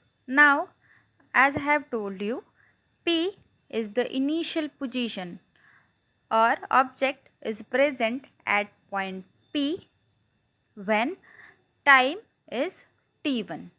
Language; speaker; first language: English; non-native, local second language; Marathi